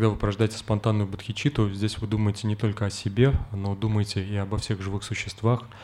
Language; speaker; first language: Russian; native; Russian